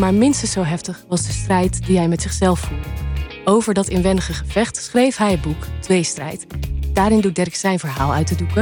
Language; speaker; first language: Dutch; native; Dutch